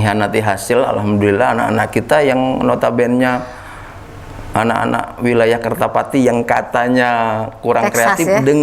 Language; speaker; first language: Indonesian; native; Indonesian